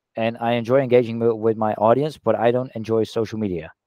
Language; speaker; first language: English; non-native, fluent; Dutch